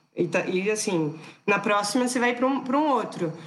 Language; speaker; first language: Portuguese; non-native, fluent; French